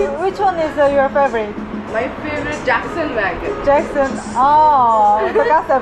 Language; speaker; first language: English; non-native, learner; Korean